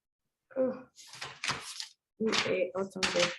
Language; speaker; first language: French; non-native, learner; Spanish